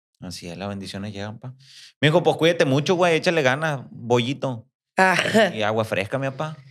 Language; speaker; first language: Spanish; native; Spanish